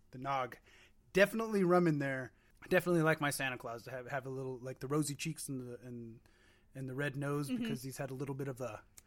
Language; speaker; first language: English; native; English